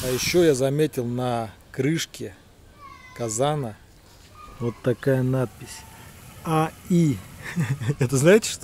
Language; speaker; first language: Russian; native; Russian